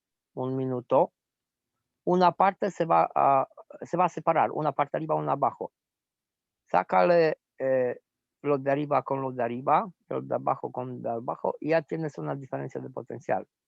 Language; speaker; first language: Spanish; non-native, fluent; Romanian